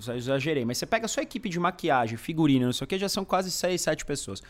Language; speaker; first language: Portuguese; native; Portuguese